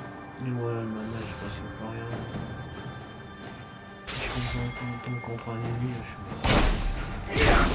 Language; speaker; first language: French; native; French